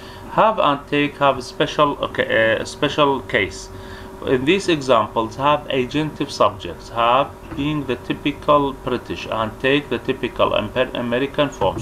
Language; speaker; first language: English; non-native, fluent; Arabic